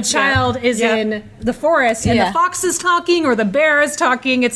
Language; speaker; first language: English; native; English